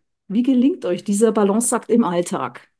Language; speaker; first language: German; native; German